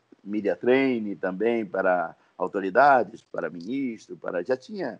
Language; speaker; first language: Portuguese; native; Portuguese